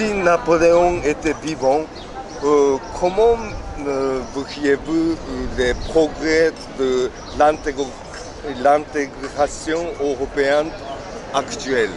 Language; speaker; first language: French; non-native, learner; Japanese